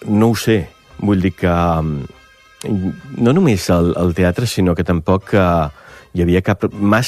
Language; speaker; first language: Catalan; native; Catalan